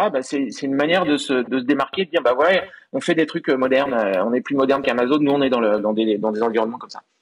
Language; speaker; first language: French; native; French